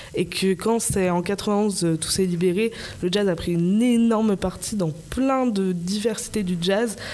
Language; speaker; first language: French; native; French